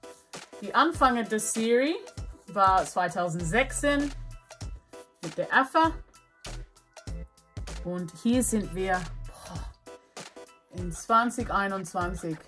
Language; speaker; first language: German; non-native, learner; English